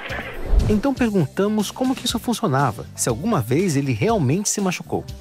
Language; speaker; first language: Portuguese; native; Portuguese